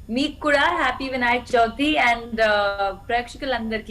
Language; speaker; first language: Telugu; non-native, local second language; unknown